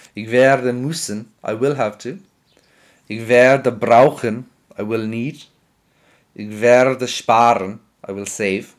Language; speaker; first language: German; non-native, fluent; English